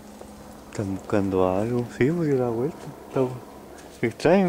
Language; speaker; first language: Spanish; native; Spanish